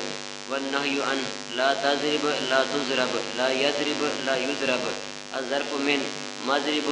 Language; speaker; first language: Arabic; non-native, learner; Urdu